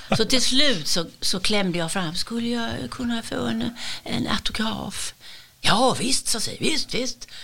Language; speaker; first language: Swedish; native; Swedish